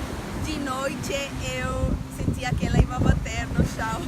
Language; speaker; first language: Portuguese; non-native, fluent; Spanish